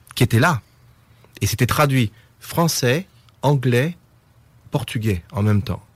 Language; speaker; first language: French; native; French